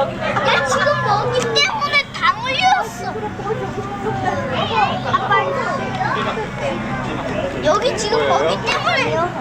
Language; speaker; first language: Korean; early bilingual, heritage; Korean